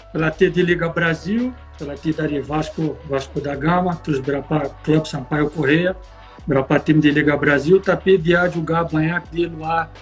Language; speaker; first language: Indonesian; non-native, fluent; Portuguese